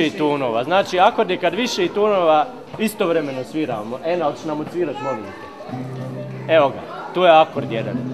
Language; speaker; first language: Serbian; native; Serbian